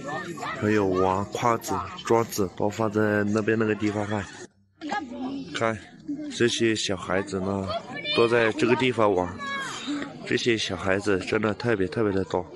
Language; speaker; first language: Chinese; non-native, local second language; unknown